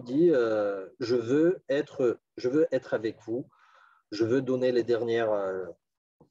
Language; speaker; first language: French; non-native, fluent; Ukrainian